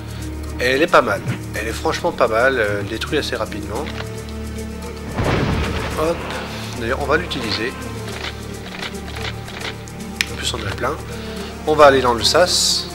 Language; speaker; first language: French; native; French